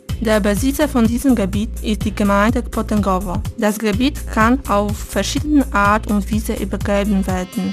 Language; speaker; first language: German; non-native, fluent; Polish